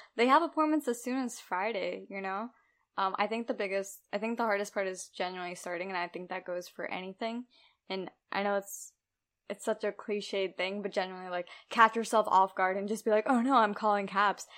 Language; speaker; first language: English; early bilingual, other home language; Urdu